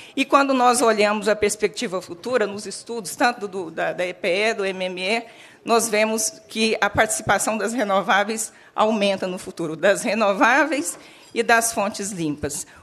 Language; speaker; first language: Portuguese; native; Portuguese